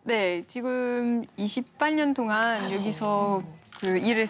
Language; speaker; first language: Korean; non-native, learner; French